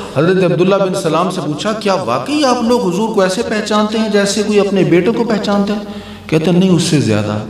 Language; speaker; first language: Urdu; non-native, local second language; Punjabi